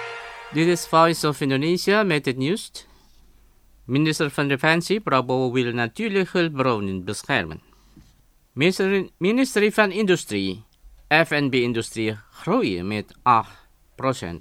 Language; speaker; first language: Dutch; non-native, fluent; Indonesian